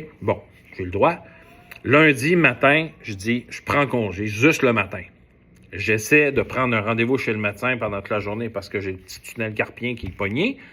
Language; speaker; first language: French; native; French